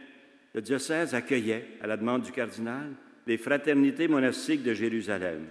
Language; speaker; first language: French; native; French